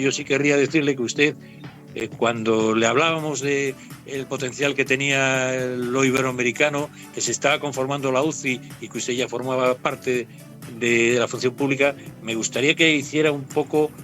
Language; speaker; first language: Spanish; native; Spanish